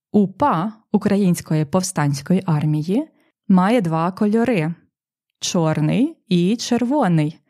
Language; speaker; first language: Ukrainian; native; Ukrainian